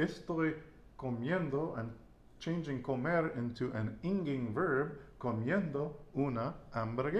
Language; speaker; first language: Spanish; non-native, learner; English